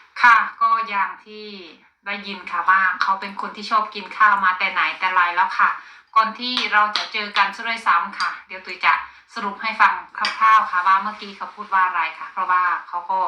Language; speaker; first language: Thai; native; Thai